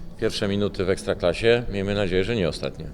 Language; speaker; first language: Polish; native; Polish